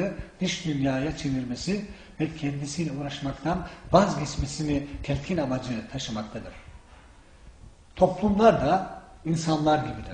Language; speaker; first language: Turkish; native; Turkish